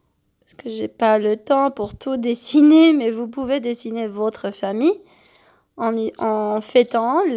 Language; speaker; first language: French; non-native, fluent; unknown